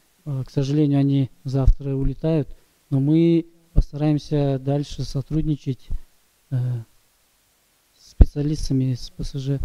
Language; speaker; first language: Russian; non-native, local second language; Kyrgyz